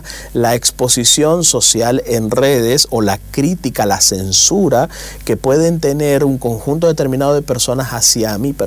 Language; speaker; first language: Spanish; native; Spanish